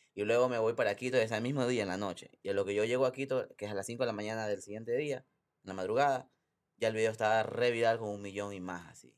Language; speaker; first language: Spanish; native; Spanish